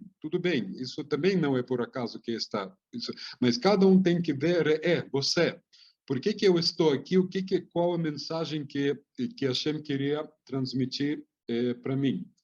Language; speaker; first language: Portuguese; non-native, fluent; Hebrew